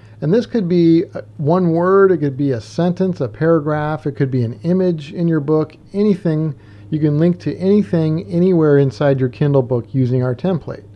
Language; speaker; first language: English; native; English